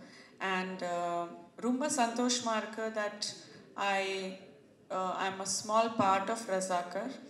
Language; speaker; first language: Tamil; non-native, fluent; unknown